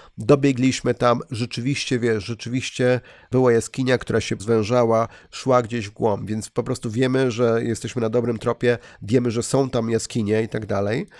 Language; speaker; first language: Polish; native; Polish